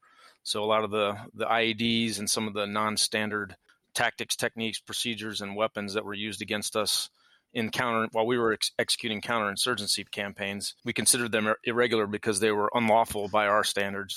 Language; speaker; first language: English; native; English